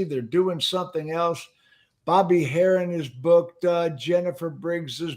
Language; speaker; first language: English; native; English